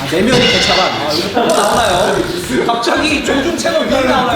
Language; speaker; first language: Korean; native; Korean